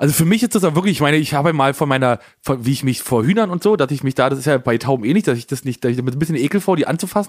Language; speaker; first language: German; native; German